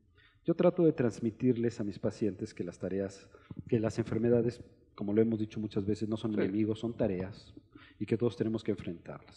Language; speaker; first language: Spanish; native; Spanish